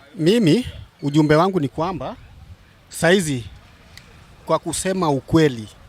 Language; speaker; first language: Swahili; non-native, local second language; Luo (Kenya and Tanzania)